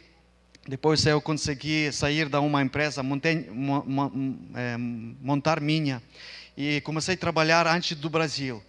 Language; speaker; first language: Portuguese; non-native, fluent; Ukrainian